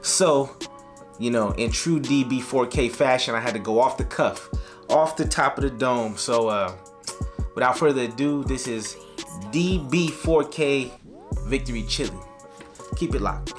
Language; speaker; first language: English; native; English